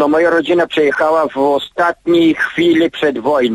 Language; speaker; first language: Polish; early bilingual, heritage; Polish